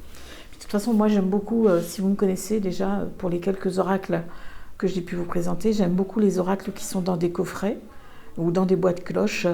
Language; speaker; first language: French; native; French